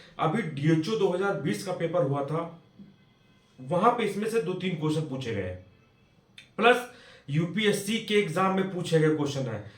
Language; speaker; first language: Hindi; native; Hindi